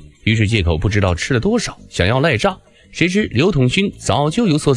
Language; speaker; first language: Chinese; native; Chinese